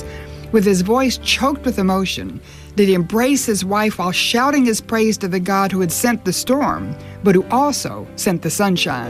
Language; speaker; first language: English; native; English